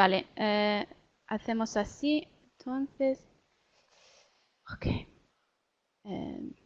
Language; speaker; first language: Spanish; non-native, learner; Italian